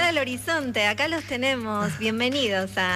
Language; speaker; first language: Spanish; native; Spanish